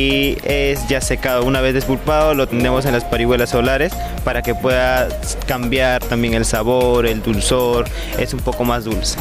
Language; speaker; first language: Spanish; native; Spanish